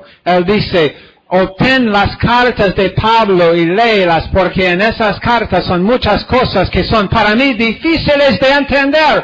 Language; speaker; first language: Spanish; non-native, fluent; English